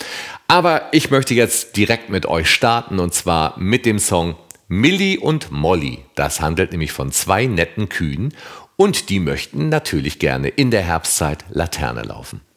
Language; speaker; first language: German; native; German